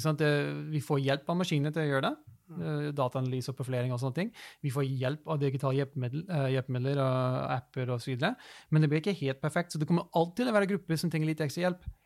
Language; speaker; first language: Norwegian; early bilingual, other home language; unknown